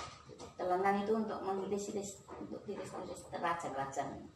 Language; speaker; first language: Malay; non-native, local second language; Javanese